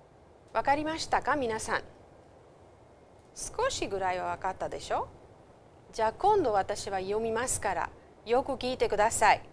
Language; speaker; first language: Japanese; non-native, fluent; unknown